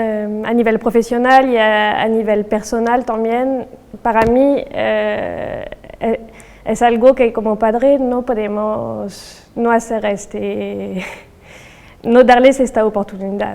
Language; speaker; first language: Spanish; non-native, fluent; French